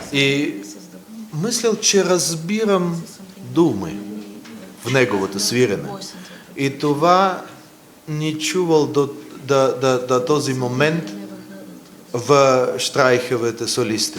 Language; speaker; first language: Bulgarian; non-native, fluent; Russian